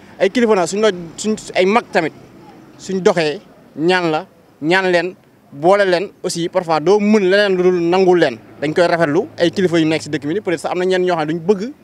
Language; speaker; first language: Wolof; native; Wolof